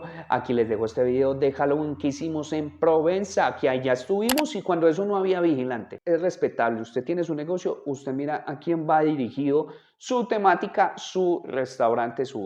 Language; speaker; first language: Spanish; native; Spanish